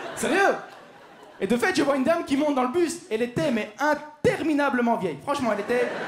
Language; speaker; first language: French; native; French